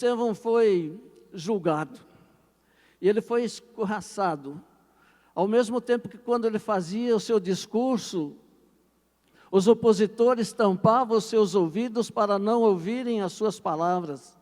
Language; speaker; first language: Portuguese; native; Portuguese